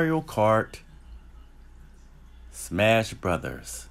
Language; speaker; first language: Japanese; non-native, learner; English